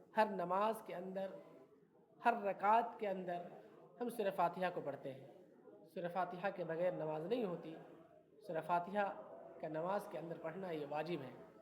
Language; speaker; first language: Urdu; native; Urdu